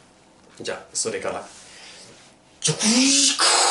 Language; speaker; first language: Japanese; non-native, learner; English